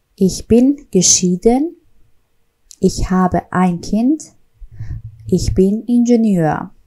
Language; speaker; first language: German; non-native, fluent; Persian